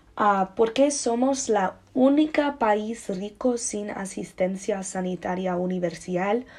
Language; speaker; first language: Spanish; non-native, learner; English